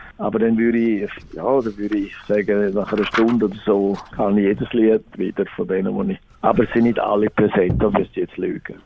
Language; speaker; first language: German; native; German